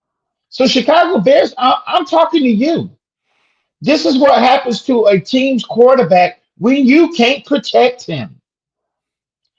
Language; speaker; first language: English; native; English